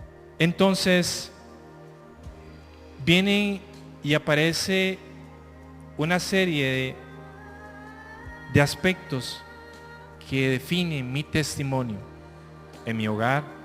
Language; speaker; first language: Spanish; native; Spanish